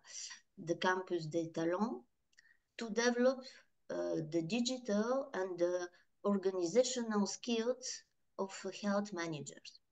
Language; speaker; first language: English; non-native, learner; French